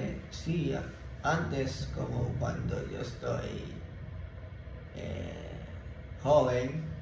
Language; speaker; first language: Spanish; non-native, learner; Filipino